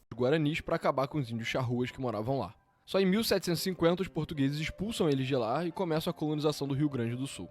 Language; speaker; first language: Portuguese; native; Portuguese